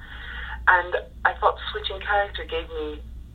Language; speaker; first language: English; native; English